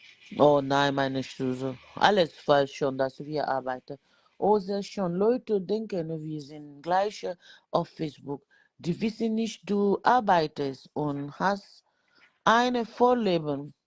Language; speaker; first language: German; non-native, learner; French